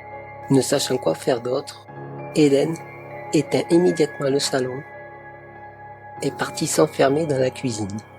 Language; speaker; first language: French; native; French